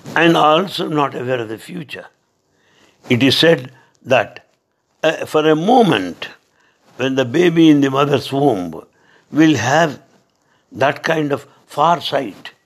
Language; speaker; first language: English; non-native, local second language; Telugu